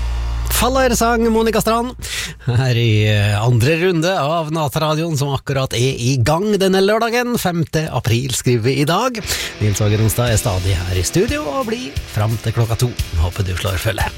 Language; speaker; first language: Norwegian; native; Norwegian